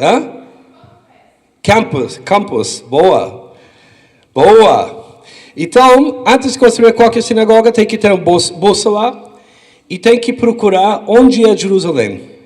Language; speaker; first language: Portuguese; non-native, fluent; English